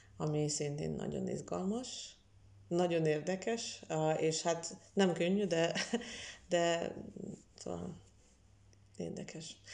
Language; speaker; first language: Hungarian; non-native, fluent; Russian